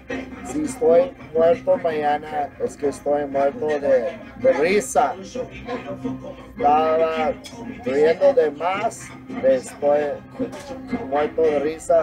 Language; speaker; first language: Spanish; early bilingual, heritage; English